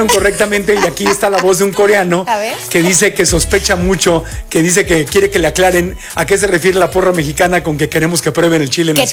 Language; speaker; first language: Spanish; native; Spanish